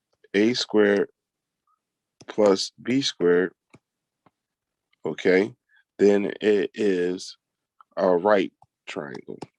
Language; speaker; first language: English; native; English